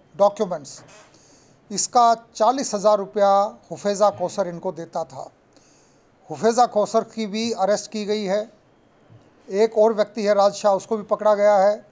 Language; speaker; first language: Hindi; non-native, local second language; Gujarati